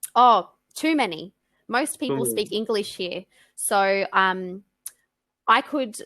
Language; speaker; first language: English; native; English